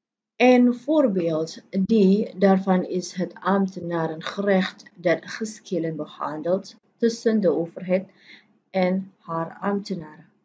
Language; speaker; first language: Dutch; non-native, fluent; Indonesian